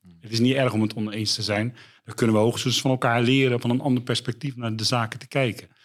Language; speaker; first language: Dutch; native; Dutch